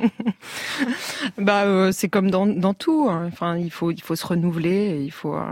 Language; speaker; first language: French; native; French